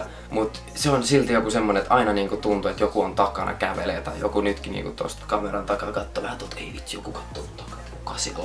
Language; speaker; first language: Finnish; native; Finnish